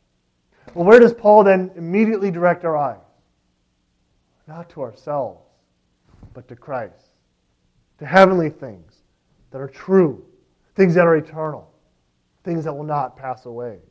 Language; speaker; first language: English; native; English